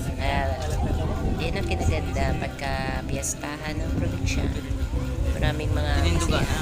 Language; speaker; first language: Filipino; non-native, local second language; Bikol